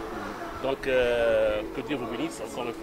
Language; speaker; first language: French; non-native, local second language; Arabic